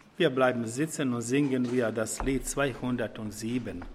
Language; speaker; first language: German; non-native, fluent; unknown